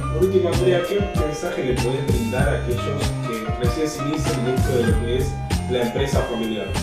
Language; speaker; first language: Spanish; native; Spanish